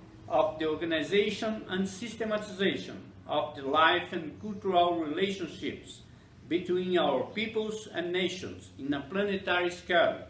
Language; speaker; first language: English; non-native, fluent; Portuguese